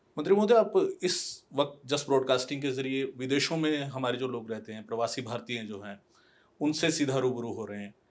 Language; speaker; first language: Hindi; non-native, local second language; Punjabi